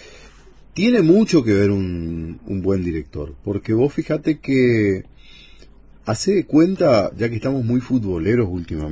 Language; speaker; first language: Spanish; native; Spanish